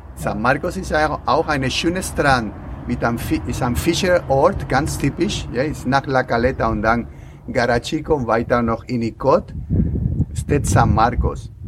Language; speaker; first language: German; non-native, learner; Spanish